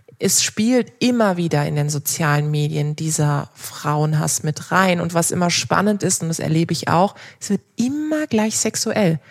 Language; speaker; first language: German; early bilingual, other home language; Turkish